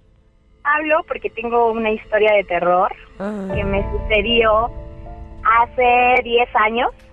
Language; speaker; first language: Spanish; native; Spanish